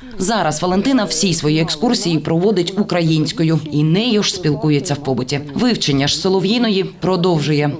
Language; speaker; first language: Ukrainian; native; Ukrainian